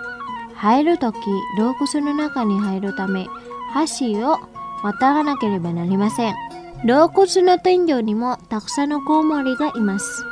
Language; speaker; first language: Japanese; non-native, fluent; Indonesian